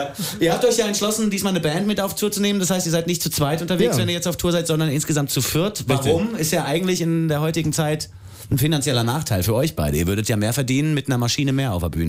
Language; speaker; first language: German; native; German